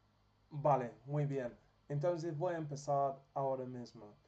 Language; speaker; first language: Spanish; non-native, learner; English